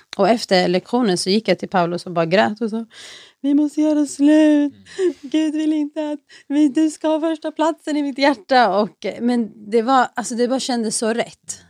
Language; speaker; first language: Swedish; early bilingual, other home language; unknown